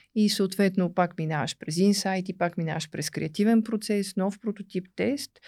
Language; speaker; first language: Bulgarian; native; Bulgarian